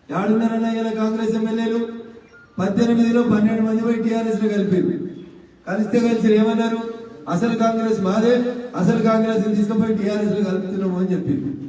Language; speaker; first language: Telugu; native; Telugu